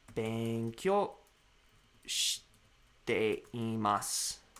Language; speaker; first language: Japanese; non-native, learner; English